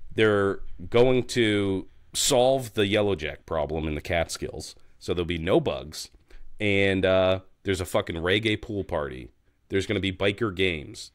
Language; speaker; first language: English; native; English